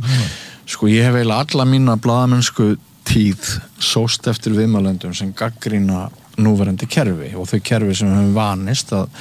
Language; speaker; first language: Icelandic; native; Icelandic